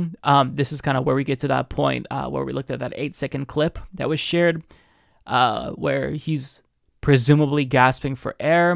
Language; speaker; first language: English; native; English